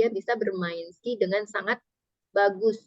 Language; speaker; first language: Indonesian; native; Indonesian